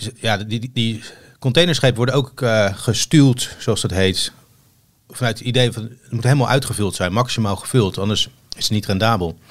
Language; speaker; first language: Dutch; native; Dutch